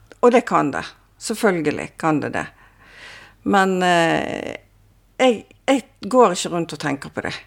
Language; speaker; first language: Norwegian; native; Norwegian